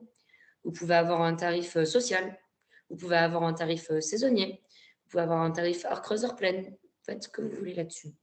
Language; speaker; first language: French; native; French